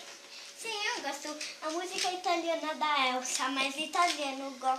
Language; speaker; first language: Portuguese; early bilingual, heritage; Portuguese